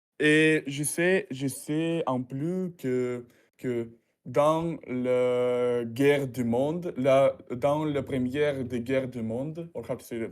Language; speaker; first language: French; non-native, learner; Russian